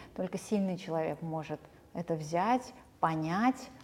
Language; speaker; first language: Russian; early bilingual, other home language; Armenian